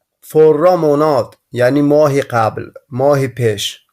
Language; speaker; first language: Persian; native; Persian